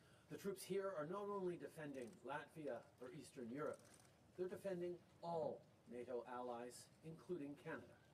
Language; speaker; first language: English; early bilingual, other home language; French